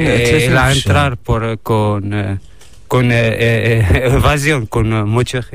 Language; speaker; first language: Spanish; non-native, learner; Arabic